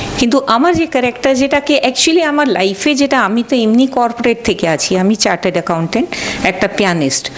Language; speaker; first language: Bangla; non-native, local second language; Marwari